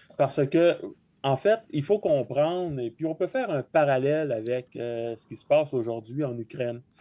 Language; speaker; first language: French; native; French